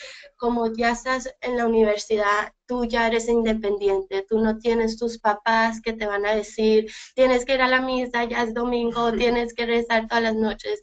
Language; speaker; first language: Spanish; early bilingual, heritage; Spanish